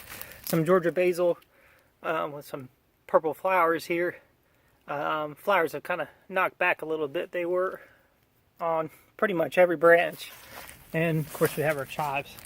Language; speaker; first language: English; native; English